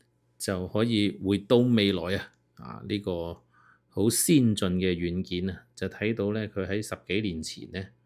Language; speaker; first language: Cantonese; native; Cantonese